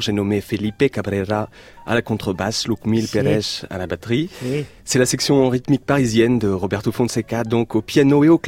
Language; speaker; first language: French; native; French